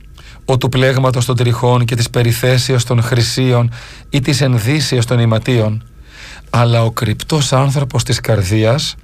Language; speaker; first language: Greek; native; Greek